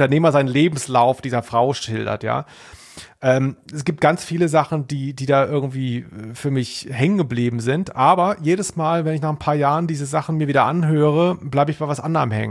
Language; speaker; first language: German; native; German